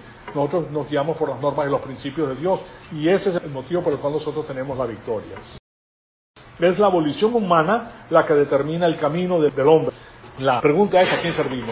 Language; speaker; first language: Spanish; native; Spanish